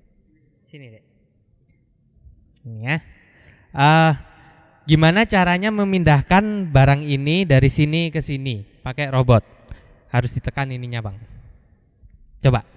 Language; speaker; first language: Indonesian; native; Indonesian